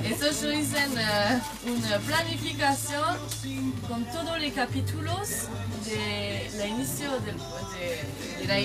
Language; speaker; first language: Spanish; non-native, learner; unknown